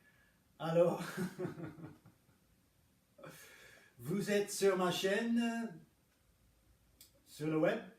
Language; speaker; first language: French; non-native, fluent; English